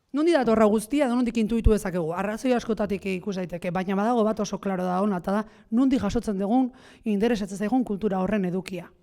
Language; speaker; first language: Basque; native; Basque